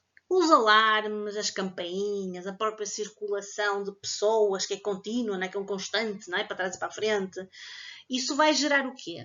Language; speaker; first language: Portuguese; native; Portuguese